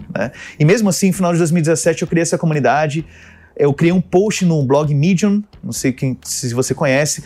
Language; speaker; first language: Portuguese; early bilingual, other home language; English